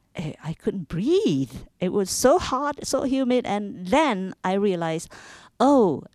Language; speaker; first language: English; non-native, fluent; Indonesian